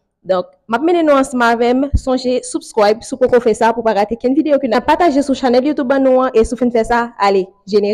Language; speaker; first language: French; non-native, local second language; Haitian Creole